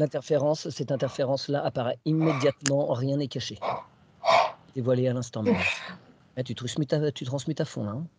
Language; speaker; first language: French; native; French